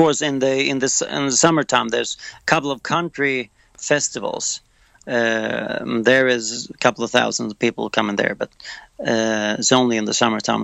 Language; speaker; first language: English; non-native, fluent; Swedish